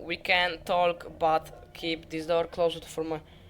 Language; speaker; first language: English; non-native, learner; Polish